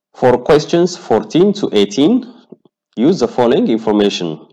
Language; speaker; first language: English; non-native, local second language; Amharic